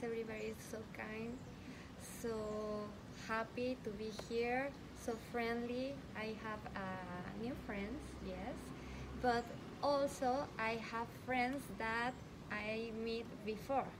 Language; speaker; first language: English; non-native, learner; Spanish